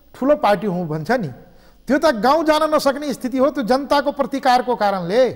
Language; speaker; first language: Nepali; non-native, local second language; Maithili